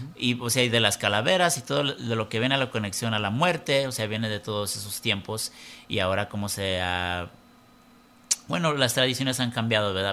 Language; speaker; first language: Spanish; early bilingual, heritage; Spanish